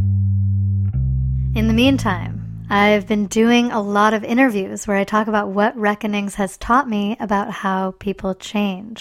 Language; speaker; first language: English; early bilingual, other home language; Spanish